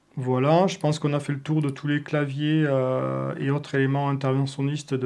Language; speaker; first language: French; native; French